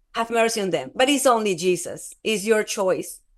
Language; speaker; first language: English; non-native, fluent; Spanish